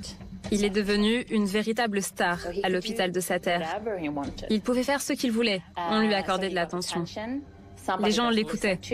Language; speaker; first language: French; native; French